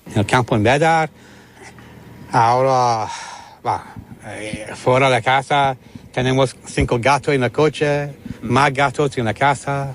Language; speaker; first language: Spanish; non-native, learner; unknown